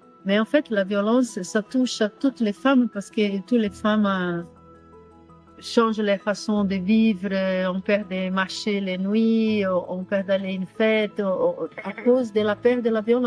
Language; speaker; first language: French; non-native, fluent; Portuguese